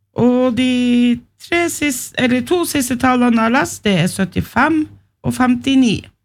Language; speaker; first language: Norwegian; native; Norwegian